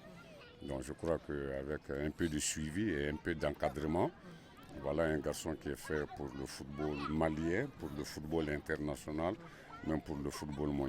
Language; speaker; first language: French; non-native, local second language; Bambara